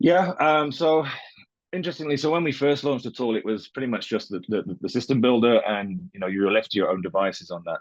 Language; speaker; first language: English; native; English